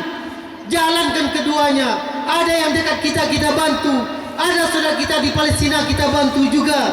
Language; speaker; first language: Indonesian; native; Indonesian